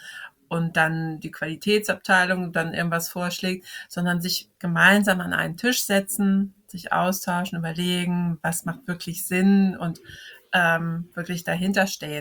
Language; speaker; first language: German; native; German